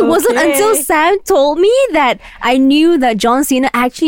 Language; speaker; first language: English; non-native, local second language; Cantonese